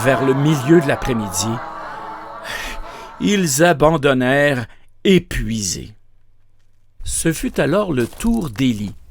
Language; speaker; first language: French; native; French